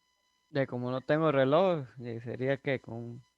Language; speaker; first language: Spanish; native; Spanish